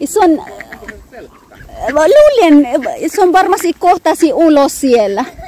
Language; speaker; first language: Finnish; non-native, learner; Filipino